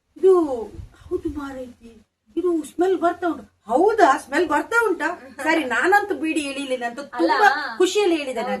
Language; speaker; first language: Kannada; non-native, local second language; Tulu